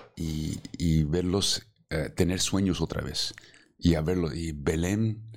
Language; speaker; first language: Spanish; early bilingual, heritage; Spanish